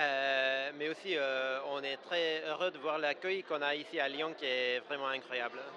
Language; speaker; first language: French; non-native, fluent; English